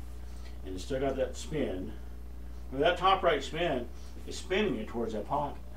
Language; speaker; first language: English; native; English